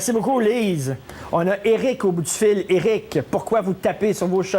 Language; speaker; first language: French; native; French